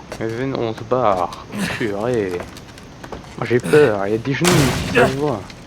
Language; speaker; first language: French; native; French